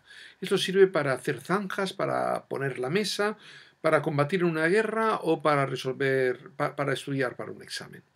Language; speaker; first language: Spanish; native; Spanish